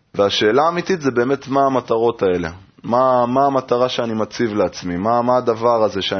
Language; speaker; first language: Hebrew; native; Hebrew